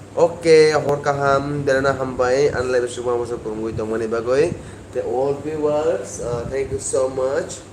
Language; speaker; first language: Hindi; non-native, local second language; Kok Borok